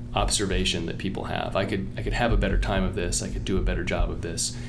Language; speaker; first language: English; native; English